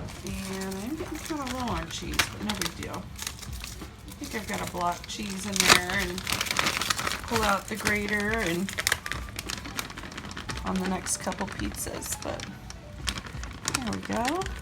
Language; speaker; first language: English; native; English